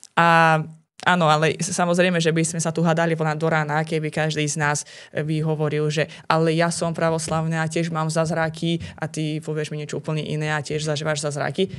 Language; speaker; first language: Slovak; non-native, fluent; Azerbaijani